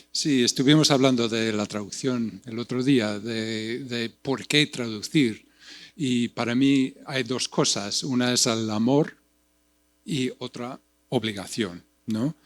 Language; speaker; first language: Spanish; non-native, fluent; English